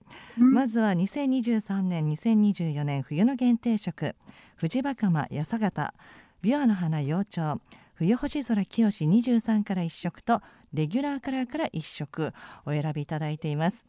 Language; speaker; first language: Japanese; native; Japanese